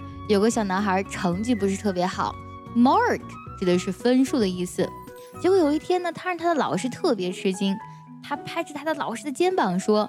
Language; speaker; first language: Chinese; native; Chinese